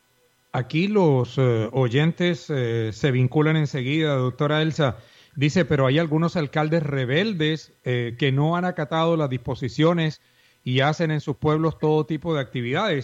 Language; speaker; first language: Spanish; native; Spanish